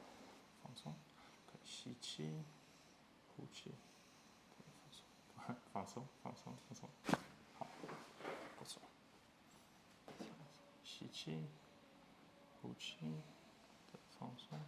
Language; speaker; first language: Chinese; non-native, learner; English